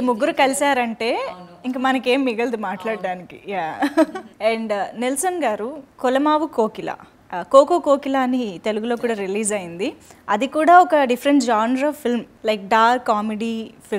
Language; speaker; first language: Telugu; native; Telugu